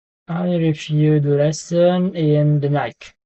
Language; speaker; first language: English; non-native, learner; Indonesian